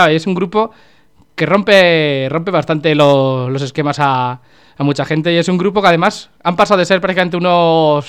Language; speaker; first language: Spanish; native; Spanish